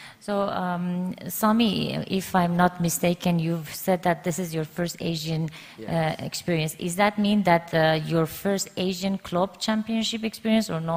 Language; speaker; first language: English; non-native, fluent; Persian